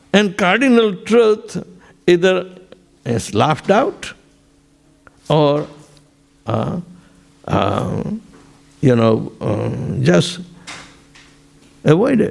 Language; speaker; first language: English; non-native, local second language; Gujarati